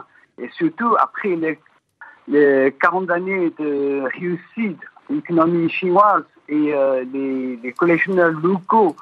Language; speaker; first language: French; non-native, fluent; Chinese